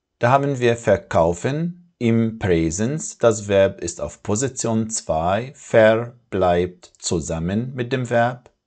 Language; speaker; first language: German; non-native, fluent; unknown